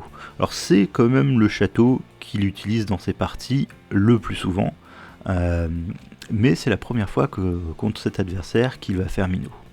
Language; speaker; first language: French; native; French